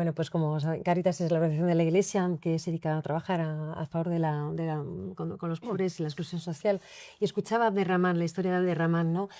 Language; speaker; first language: Spanish; native; Spanish